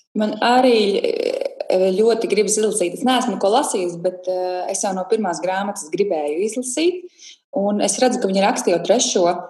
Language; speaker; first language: Latvian; native; Latvian